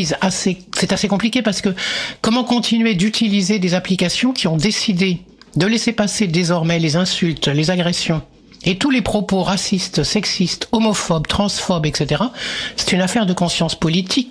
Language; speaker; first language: French; native; French